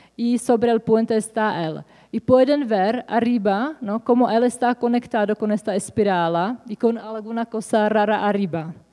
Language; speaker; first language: Spanish; non-native, fluent; Czech